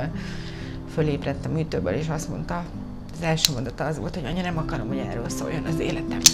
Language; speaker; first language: Hungarian; native; Hungarian